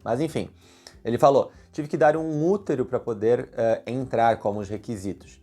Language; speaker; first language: Portuguese; native; Portuguese